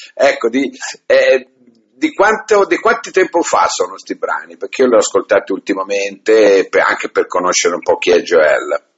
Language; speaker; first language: Italian; early bilingual, other home language; Spanish